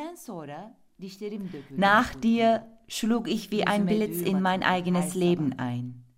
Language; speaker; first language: German; non-native, fluent; Turkish